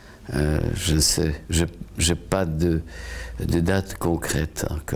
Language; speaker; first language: French; non-native, fluent; Polish